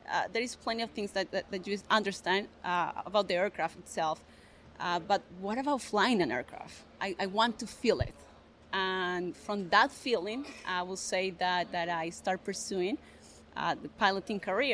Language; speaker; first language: English; non-native, fluent; Spanish